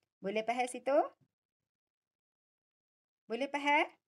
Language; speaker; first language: Malay; native; Malay